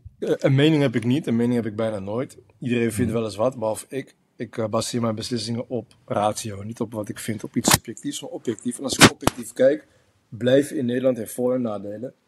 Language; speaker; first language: Dutch; early bilingual, other home language; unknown